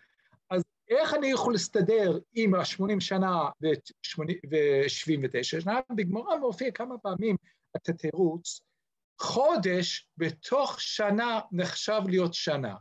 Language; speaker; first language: Hebrew; non-native, fluent; English